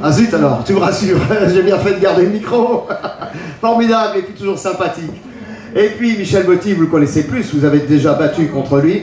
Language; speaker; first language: French; native; French